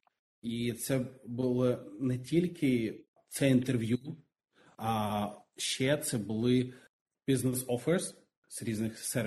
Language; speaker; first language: Ukrainian; non-native, local second language; Russian